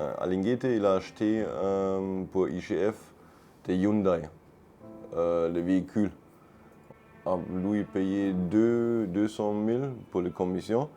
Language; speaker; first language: French; non-native, fluent; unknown